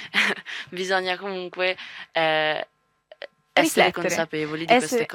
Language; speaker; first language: Italian; native; Italian